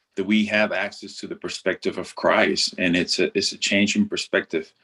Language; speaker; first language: English; non-native, fluent; Spanish